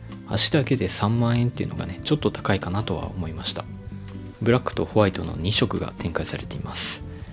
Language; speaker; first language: Japanese; native; Japanese